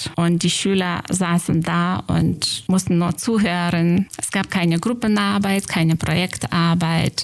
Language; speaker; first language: German; non-native, fluent; Lithuanian